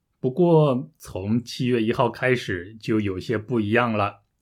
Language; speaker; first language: Chinese; native; Chinese